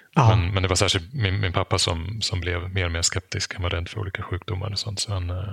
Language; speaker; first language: Swedish; non-native, fluent; German